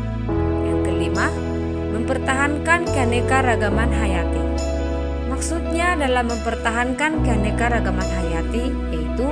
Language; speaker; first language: Indonesian; native; Indonesian